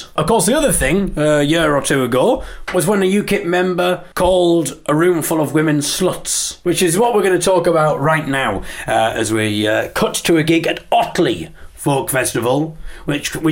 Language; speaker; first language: English; native; English